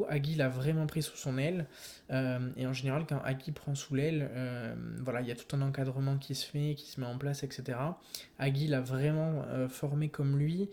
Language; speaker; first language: French; native; French